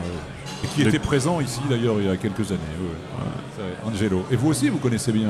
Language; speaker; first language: French; native; French